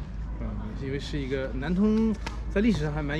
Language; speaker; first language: Chinese; native; Chinese